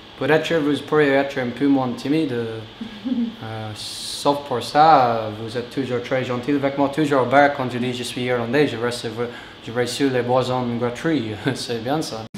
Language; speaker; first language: French; non-native, learner; English